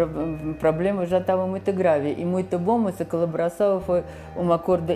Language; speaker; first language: Portuguese; non-native, fluent; Russian